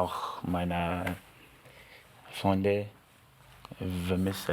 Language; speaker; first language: German; non-native, learner; English